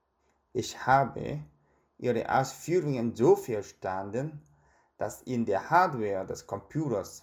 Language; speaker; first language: German; non-native, fluent; Korean